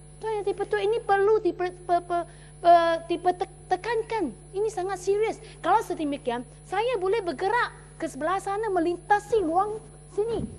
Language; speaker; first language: Malay; non-native, local second language; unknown